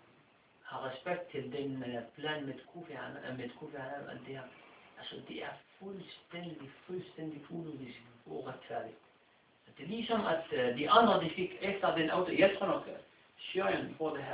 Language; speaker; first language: Danish; non-native, fluent; Arabic